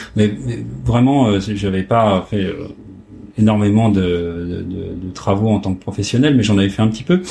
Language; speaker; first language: French; native; French